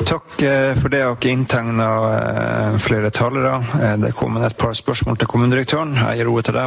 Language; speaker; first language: Norwegian; native; Norwegian